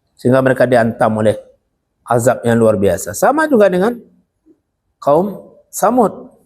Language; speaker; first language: Malay; non-native, local second language; Minangkabau